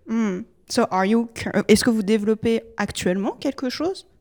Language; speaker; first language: French; native; French